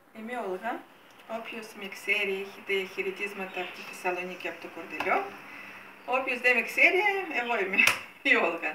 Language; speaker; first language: Greek; non-native, fluent; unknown